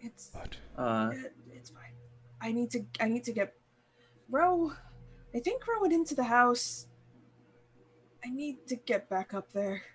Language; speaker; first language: English; native; English